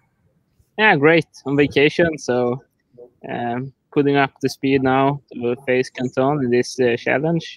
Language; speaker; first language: English; non-native, fluent; Swedish